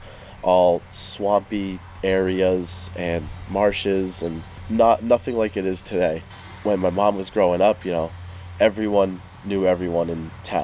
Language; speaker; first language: English; native; English